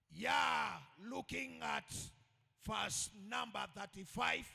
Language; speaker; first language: English; non-native, local second language; Swahili